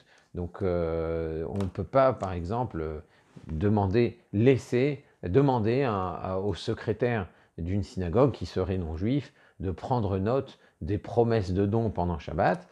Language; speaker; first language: French; native; French